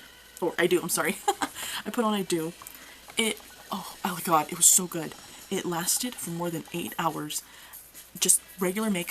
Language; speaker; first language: English; native; English